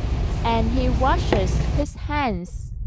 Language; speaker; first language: English; non-native, fluent; Vietnamese